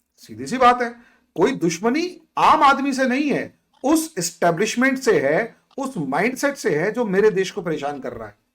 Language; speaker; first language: Hindi; native; Hindi